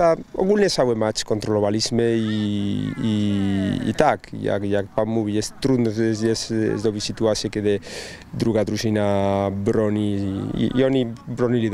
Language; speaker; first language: Polish; non-native, learner; Spanish